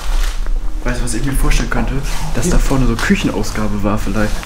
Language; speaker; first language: German; native; German